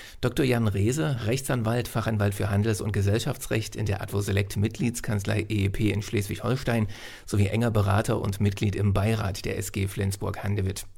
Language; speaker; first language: German; native; German